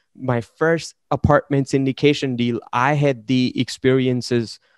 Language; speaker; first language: English; non-native, local second language; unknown